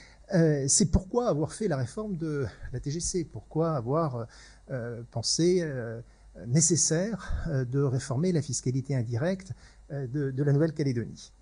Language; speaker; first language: French; native; French